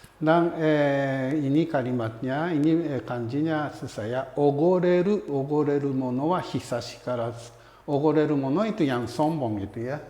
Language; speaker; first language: Indonesian; non-native, fluent; Japanese